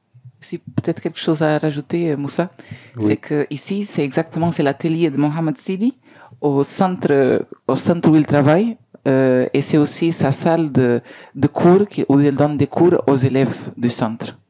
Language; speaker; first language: French; non-native, learner; Spanish